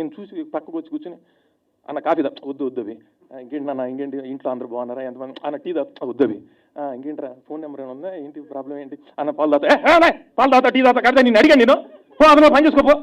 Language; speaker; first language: Telugu; native; Telugu